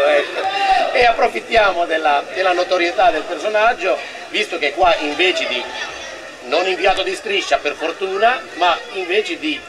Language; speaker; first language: Italian; native; Italian